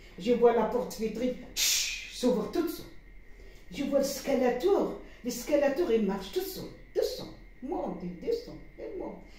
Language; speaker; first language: French; non-native, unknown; Arabic